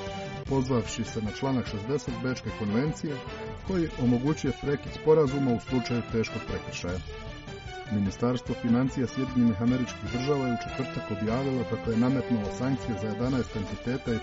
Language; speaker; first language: Serbian; native; Serbian